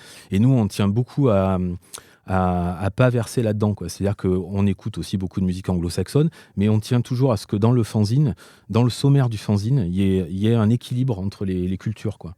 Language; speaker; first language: French; native; French